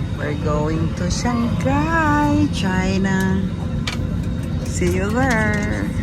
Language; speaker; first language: English; non-native, local second language; Filipino